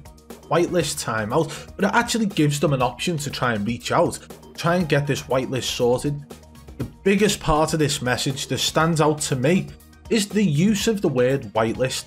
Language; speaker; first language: English; native; English